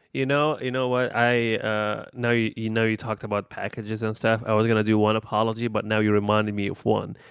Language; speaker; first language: English; non-native, fluent; Arabic